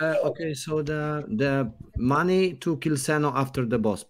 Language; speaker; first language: English; non-native, learner; Polish